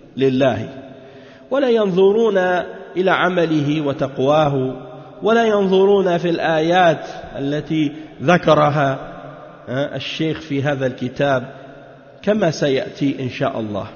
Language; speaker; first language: Arabic; non-native, fluent; French